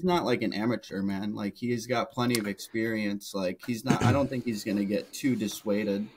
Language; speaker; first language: English; native; English